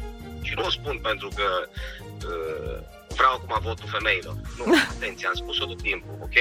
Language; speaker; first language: Romanian; native; Romanian